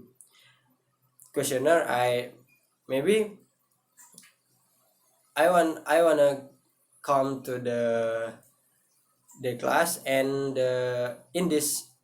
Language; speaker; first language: English; non-native, learner; Indonesian